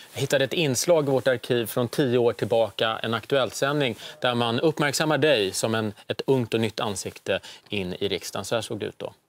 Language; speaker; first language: Swedish; native; Swedish